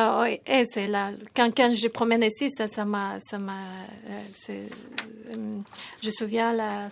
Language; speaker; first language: French; non-native, fluent; Tajik